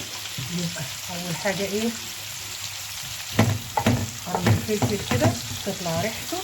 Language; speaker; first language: Arabic; native; Arabic